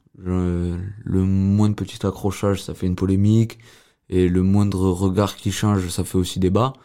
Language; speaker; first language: French; native; French